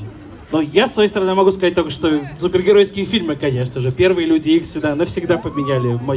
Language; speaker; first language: Russian; native; Russian